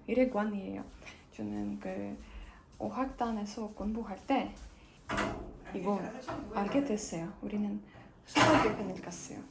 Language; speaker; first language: Korean; non-native, fluent; Ukrainian